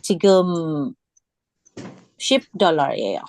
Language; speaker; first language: Korean; non-native, learner; English